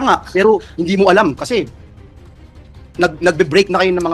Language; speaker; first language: Filipino; native; Filipino